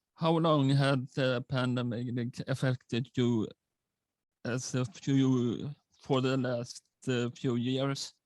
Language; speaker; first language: English; non-native, learner; Swedish